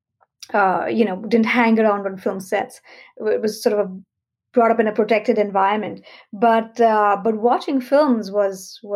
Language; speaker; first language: English; non-native, local second language; Hindi